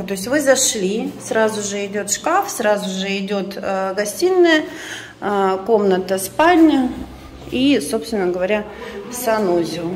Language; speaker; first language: Russian; native; Russian